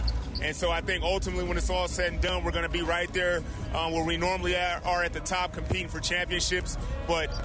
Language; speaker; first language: English; native; English